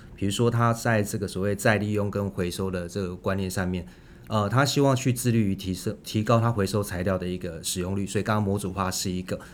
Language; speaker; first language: Chinese; native; Chinese